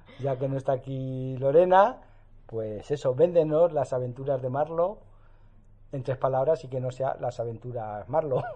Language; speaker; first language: Spanish; native; Spanish